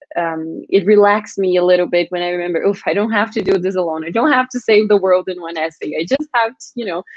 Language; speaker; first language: English; non-native, fluent; Portuguese